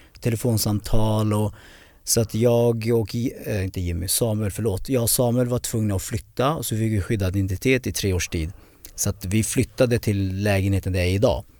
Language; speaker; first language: Swedish; early bilingual, other home language; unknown